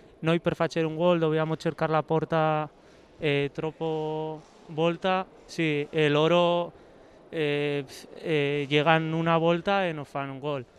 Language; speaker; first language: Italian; non-native, learner; Spanish